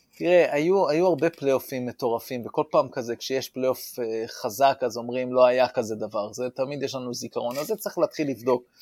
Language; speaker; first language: Hebrew; native; Hebrew